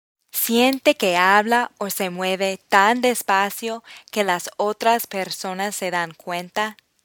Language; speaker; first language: Spanish; non-native, fluent; English